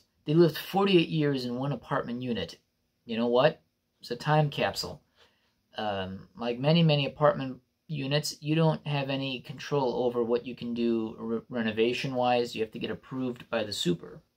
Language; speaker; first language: English; native; English